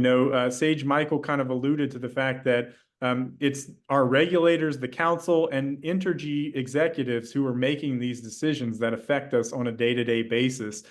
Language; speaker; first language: English; native; English